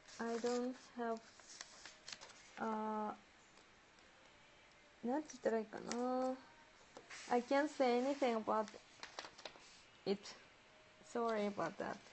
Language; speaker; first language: English; non-native, learner; Japanese